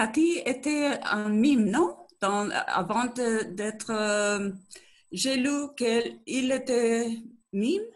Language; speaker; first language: French; non-native, learner; Spanish